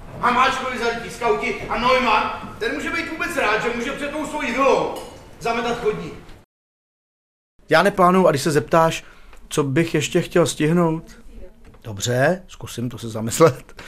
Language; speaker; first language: Czech; native; Czech